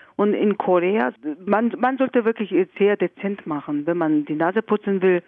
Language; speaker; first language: German; non-native, fluent; Korean